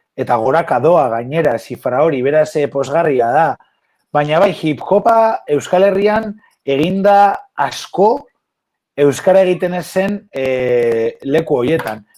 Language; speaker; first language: Basque; non-native, local second language; Spanish